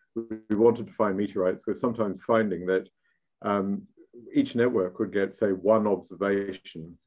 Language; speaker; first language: English; native; English